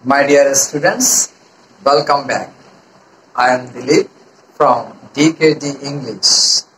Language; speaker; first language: English; non-native, local second language; Bangla